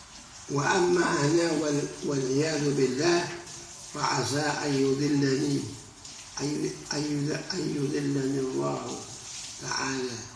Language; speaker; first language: Arabic; non-native, fluent; Indonesian